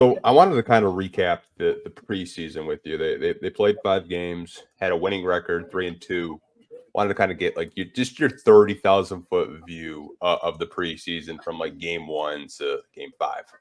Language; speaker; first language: English; native; English